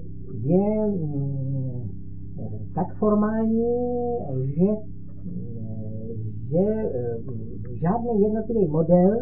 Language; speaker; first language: Czech; native; Czech